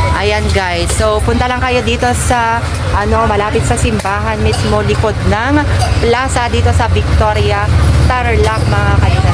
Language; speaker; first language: Filipino; native; Filipino